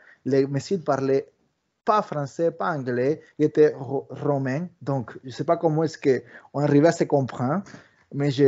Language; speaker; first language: French; early bilingual, other home language; Spanish